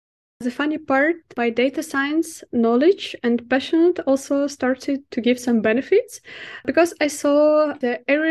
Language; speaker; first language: English; non-native, fluent; Russian